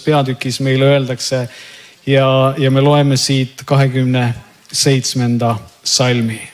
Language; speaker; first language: Estonian; native; Estonian